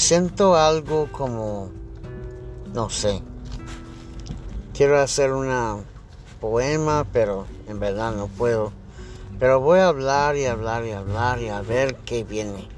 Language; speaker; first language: Spanish; early bilingual, heritage; English